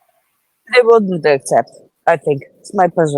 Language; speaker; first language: English; non-native, fluent; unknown